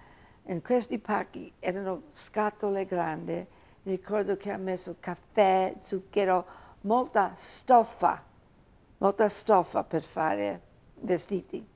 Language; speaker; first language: Italian; early bilingual, heritage; English